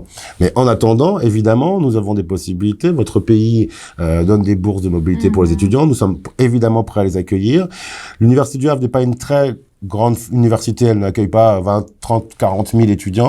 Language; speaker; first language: French; native; French